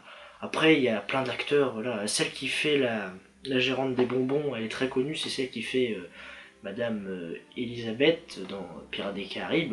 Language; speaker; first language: French; native; French